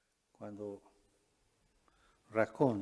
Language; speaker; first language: Italian; non-native, fluent; Spanish